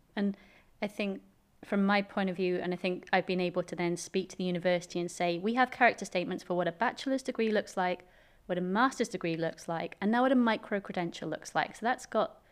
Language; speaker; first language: English; native; English